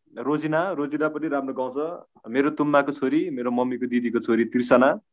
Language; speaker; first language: Nepali; non-native, local second language; Limbu